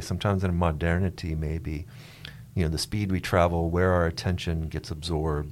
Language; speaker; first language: English; native; English